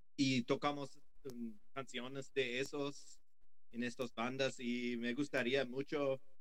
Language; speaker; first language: Spanish; non-native, learner; English